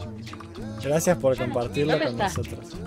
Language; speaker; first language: Spanish; native; Spanish